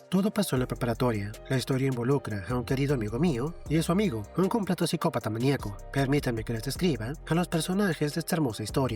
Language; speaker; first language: Spanish; native; Spanish